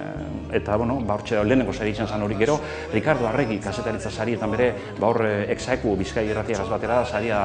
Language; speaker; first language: Basque; native; Basque